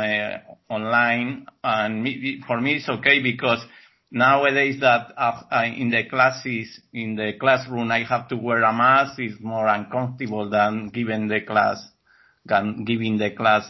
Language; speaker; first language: English; non-native, learner; Spanish